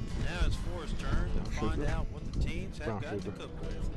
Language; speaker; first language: English; native; English